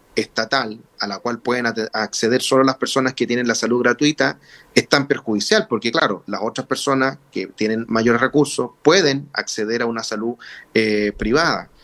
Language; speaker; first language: Spanish; native; Spanish